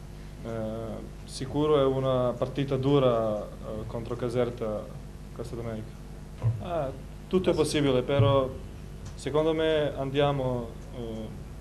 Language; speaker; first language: Italian; non-native, learner; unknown